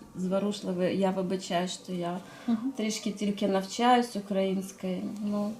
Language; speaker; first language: Ukrainian; non-native, local second language; Russian